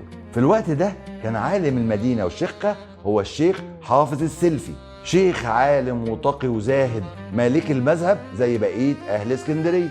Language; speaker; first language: Arabic; native; Arabic